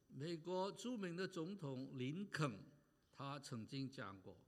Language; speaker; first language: Chinese; native; Chinese